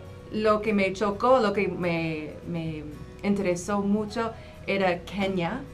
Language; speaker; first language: Spanish; non-native, fluent; English